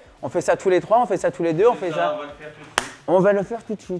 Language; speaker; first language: French; native; French